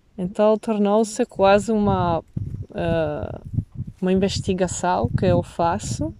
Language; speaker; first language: Portuguese; non-native, fluent; Italian